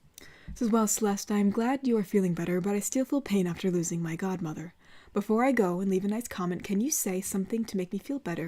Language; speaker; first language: English; native; English